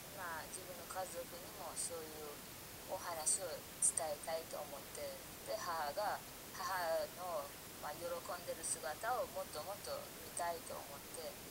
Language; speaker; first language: Japanese; non-native, fluent; Persian